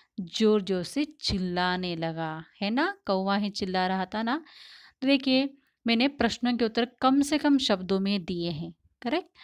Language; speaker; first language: Hindi; non-native, local second language; Tamil